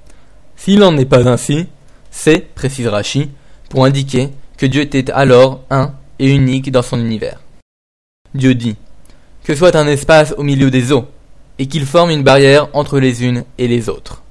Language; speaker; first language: French; native; French